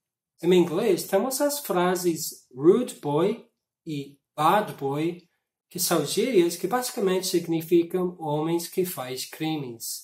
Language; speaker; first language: Portuguese; non-native, fluent; English